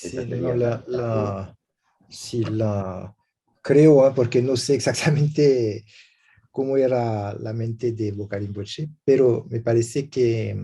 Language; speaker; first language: Spanish; non-native, learner; French